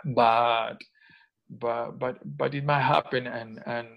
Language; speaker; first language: English; non-native, fluent; Spanish